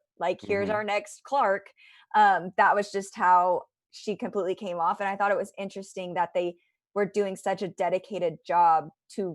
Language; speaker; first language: English; native; English